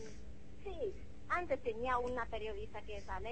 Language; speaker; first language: Spanish; non-native, fluent; Chinese